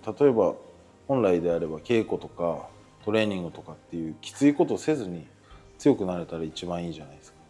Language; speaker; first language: Japanese; native; Japanese